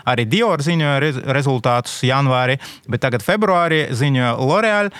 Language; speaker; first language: Latvian; non-native, local second language; Russian